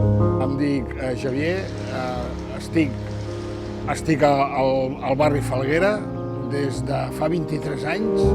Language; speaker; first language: Catalan; non-native, local second language; Spanish